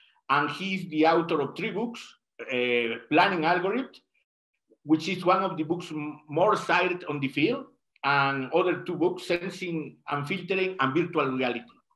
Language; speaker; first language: English; non-native, fluent; Spanish